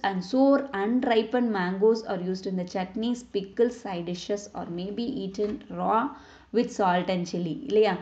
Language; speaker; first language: English; non-native, local second language; Tamil